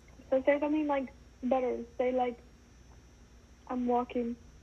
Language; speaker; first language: English; native; English